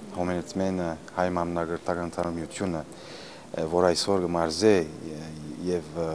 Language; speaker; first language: Armenian; early bilingual, heritage; Armenian